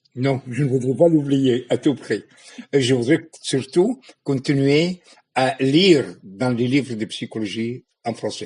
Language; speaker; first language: French; non-native, fluent; Arabic